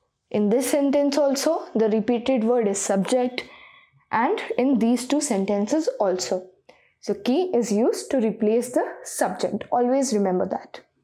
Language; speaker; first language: English; non-native, local second language; Hindi